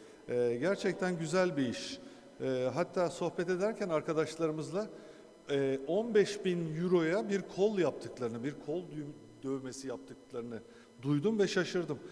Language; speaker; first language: Turkish; native; Turkish